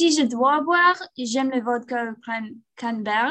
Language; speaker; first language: French; non-native, learner; English